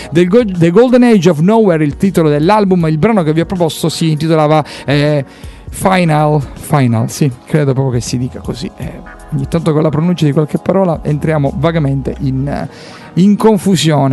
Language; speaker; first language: Italian; native; Italian